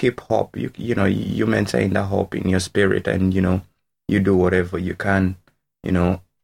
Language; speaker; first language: English; non-native, local second language; Ganda